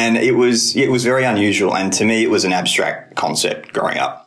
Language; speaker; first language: English; native; English